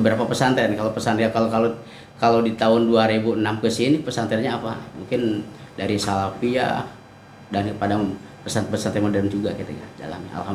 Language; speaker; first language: Indonesian; non-native, local second language; Sundanese